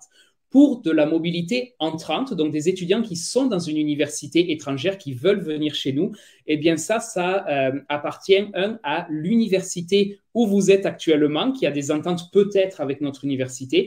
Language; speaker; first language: French; native; French